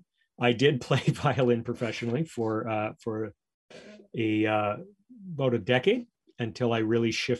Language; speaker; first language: English; native; English